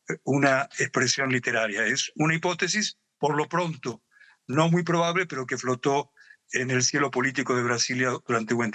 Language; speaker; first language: Spanish; native; Spanish